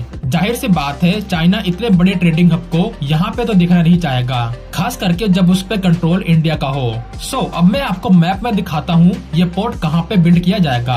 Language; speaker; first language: Hindi; native; Hindi